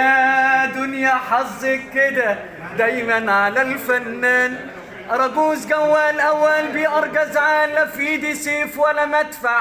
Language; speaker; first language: Arabic; native; Arabic